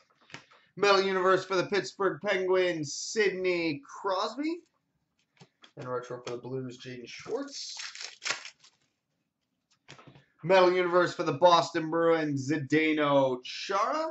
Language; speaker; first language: English; native; English